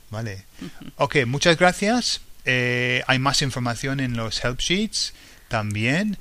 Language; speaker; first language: Spanish; non-native, fluent; English